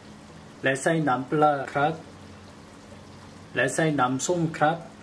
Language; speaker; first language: Thai; non-native, learner; Korean